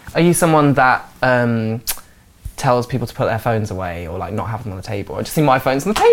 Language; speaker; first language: English; native; English